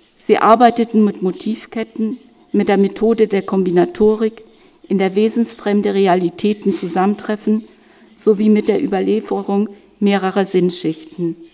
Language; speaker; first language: German; native; German